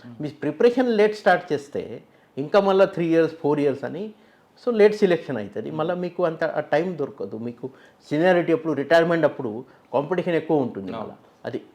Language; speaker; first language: Telugu; non-native, fluent; Marathi